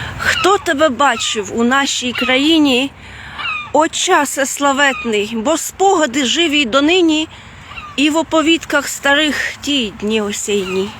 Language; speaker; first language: Ukrainian; non-native, fluent; Lithuanian